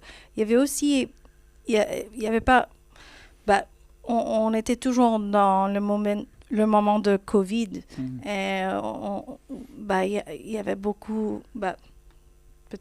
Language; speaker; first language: French; non-native, fluent; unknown